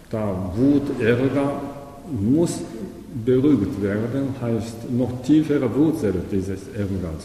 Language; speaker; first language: German; non-native, learner; Japanese